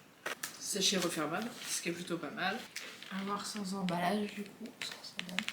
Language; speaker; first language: French; native; French